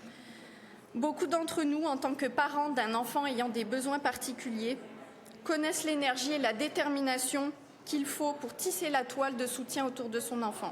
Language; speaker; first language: French; native; French